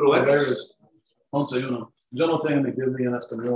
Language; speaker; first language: Spanish; non-native, learner; English